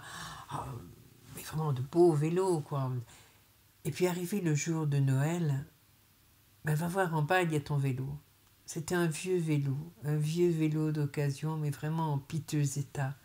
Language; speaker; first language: French; native; French